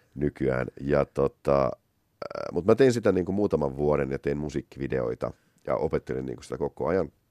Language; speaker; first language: Finnish; native; Finnish